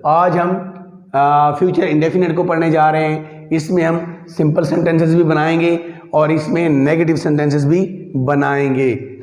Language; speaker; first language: Urdu; native; Urdu